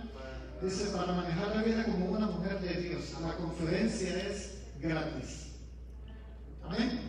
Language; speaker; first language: Spanish; native; Spanish